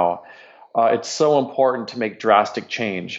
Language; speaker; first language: English; native; English